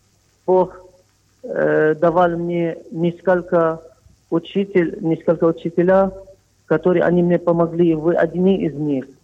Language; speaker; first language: Russian; non-native, fluent; Arabic